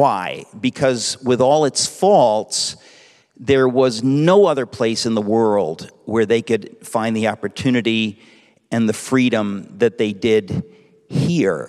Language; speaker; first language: English; native; English